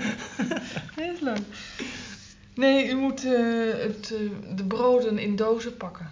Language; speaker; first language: Dutch; native; Dutch